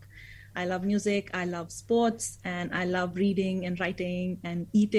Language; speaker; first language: English; non-native, local second language; Hindi